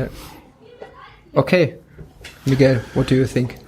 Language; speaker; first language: English; non-native, fluent; German